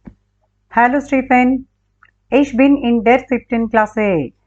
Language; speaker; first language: German; non-native, fluent; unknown